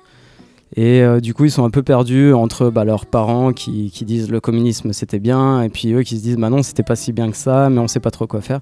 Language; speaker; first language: French; native; French